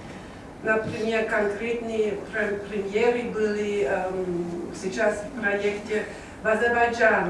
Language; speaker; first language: Russian; non-native, learner; German